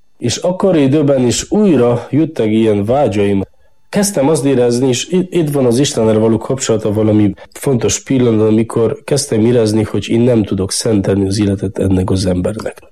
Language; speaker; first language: Hungarian; non-native, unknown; Polish